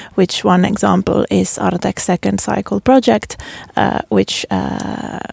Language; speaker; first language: English; non-native, fluent; Finnish